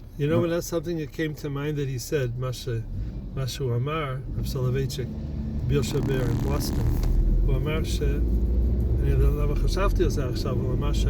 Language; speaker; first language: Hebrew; non-native, fluent; English